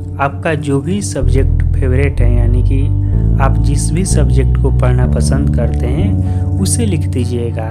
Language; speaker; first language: Hindi; native; Hindi